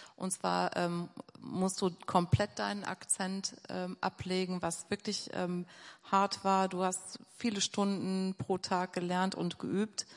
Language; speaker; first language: German; native; German